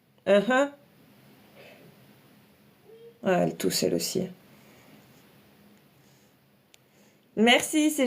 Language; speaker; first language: French; native; French